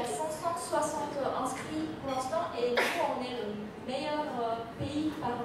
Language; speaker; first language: French; non-native, fluent; Indonesian